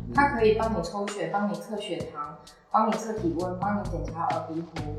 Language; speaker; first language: Chinese; non-native, local second language; Min Nan Chinese